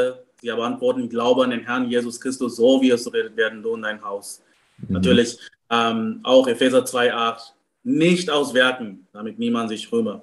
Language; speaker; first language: German; non-native, fluent; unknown